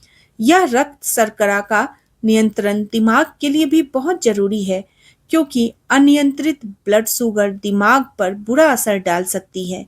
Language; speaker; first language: Hindi; native; Hindi